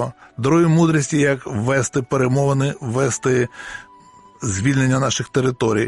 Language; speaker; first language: Ukrainian; native; Ukrainian